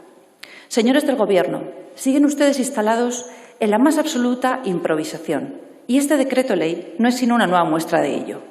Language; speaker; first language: Spanish; native; Spanish